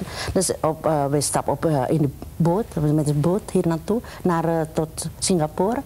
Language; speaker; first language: Dutch; non-native, learner; Indonesian